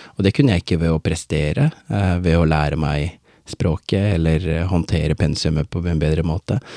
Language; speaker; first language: Norwegian; early bilingual, other home language; Tamil